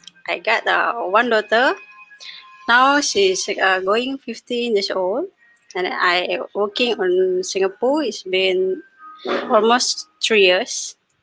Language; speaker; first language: English; non-native, learner; Indonesian